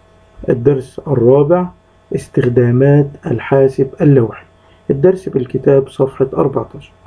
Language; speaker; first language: Arabic; native; Arabic